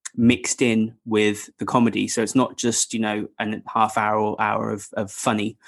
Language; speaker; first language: English; native; English